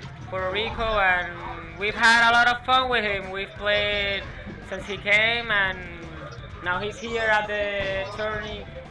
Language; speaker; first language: English; non-native, local second language; Spanish